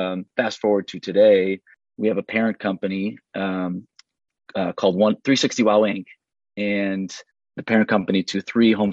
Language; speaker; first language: English; native; English